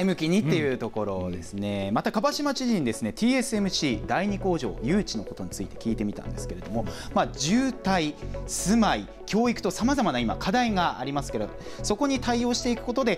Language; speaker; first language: Japanese; native; Japanese